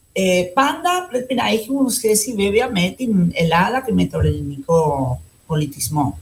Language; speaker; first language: Greek; non-native, fluent; Spanish